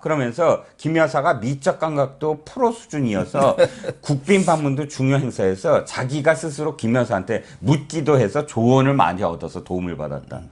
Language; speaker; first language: Korean; native; Korean